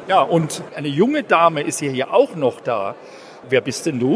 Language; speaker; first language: German; native; German